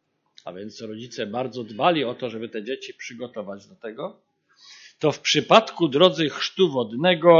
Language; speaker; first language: Polish; native; Polish